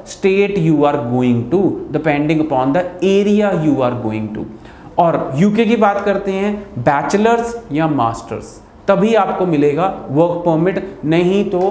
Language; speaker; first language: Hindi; non-native, local second language; Punjabi